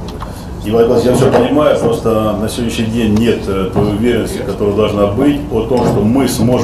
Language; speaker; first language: Russian; native; Russian